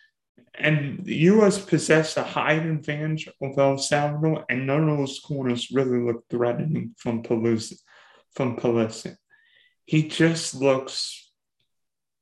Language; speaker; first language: English; native; English